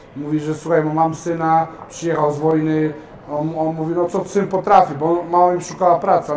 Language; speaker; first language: Polish; early bilingual, heritage; Serbian